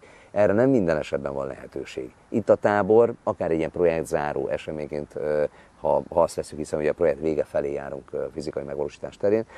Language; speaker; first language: Hungarian; native; Hungarian